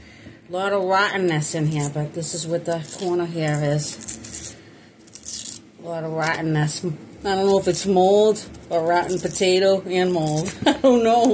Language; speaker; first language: English; native; English